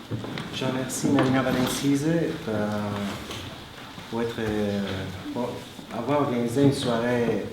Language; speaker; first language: French; non-native, fluent; Italian